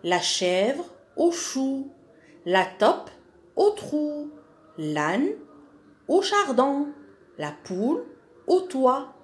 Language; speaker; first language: French; non-native, local second language; Arabic